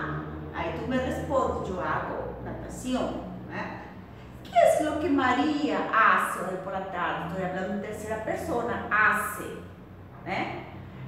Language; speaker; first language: Spanish; non-native, fluent; Portuguese